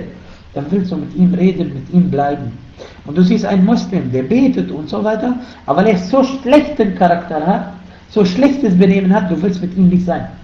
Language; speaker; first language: German; non-native, fluent; Arabic